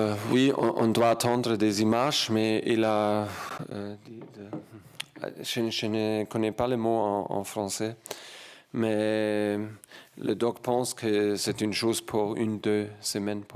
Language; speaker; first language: French; non-native, learner; German